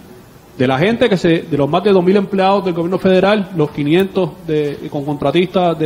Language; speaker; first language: Spanish; native; Spanish